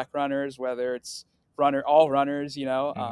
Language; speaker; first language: English; early bilingual, other home language; Swahili